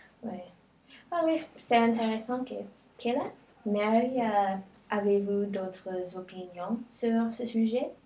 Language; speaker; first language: French; non-native, learner; English